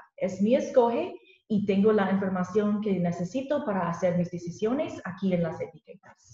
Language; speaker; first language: Spanish; non-native, learner; English